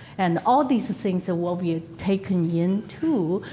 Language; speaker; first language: English; non-native, fluent; Chinese